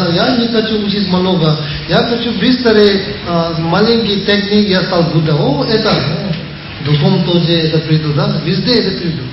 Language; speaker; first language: Russian; non-native, learner; Tibetan